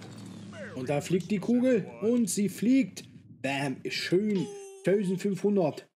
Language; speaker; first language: German; native; German